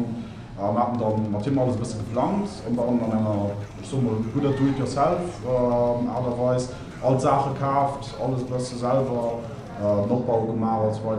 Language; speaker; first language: German; non-native, local second language; Luxembourgish